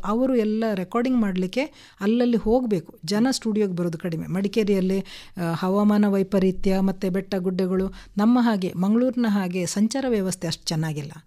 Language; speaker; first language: Kannada; non-native, local second language; Konkani